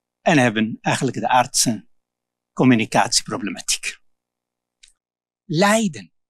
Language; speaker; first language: Dutch; non-native, local second language; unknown